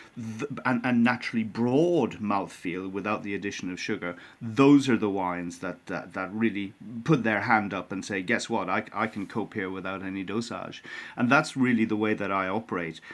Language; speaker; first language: English; native; English